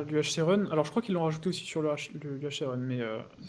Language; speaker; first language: French; native; French